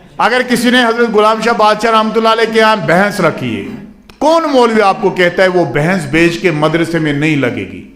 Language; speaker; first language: Urdu; non-native, local second language; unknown